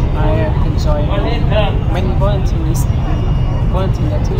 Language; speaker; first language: English; non-native, learner; Vietnamese